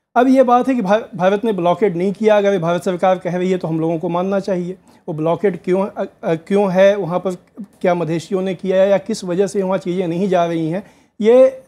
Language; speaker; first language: Hindi; native; Hindi